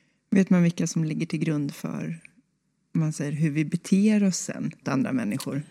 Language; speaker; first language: Swedish; native; Swedish